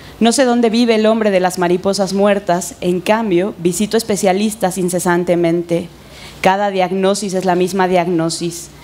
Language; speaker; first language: Spanish; native; Spanish